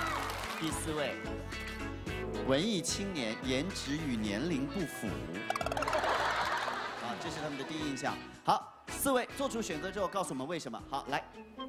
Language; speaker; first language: Chinese; native; Chinese